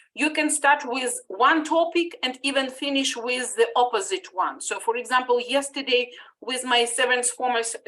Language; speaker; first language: English; non-native, fluent; Ukrainian